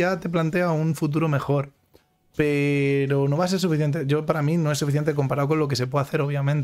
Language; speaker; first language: Spanish; native; Spanish